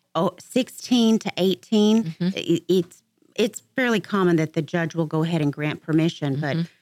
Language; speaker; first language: English; native; English